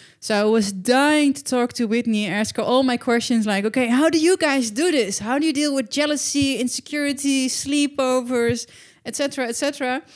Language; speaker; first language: English; non-native, fluent; Dutch